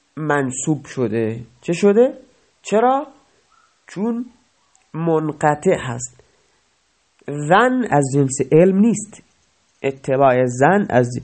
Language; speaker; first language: Persian; non-native, local second language; Baluchi